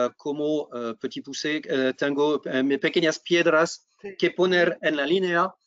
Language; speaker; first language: Spanish; non-native, fluent; French